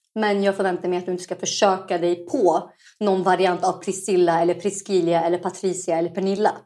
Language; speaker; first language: Swedish; early bilingual, other home language; Arabic